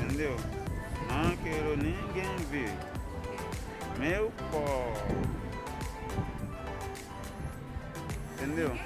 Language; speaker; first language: Portuguese; non-native, learner; Haitian Creole